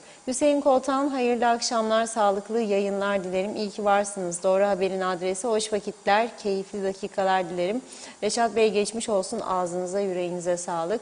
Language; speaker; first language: Turkish; native; Turkish